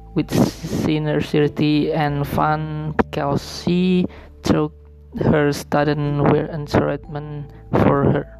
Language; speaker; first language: English; non-native, learner; Indonesian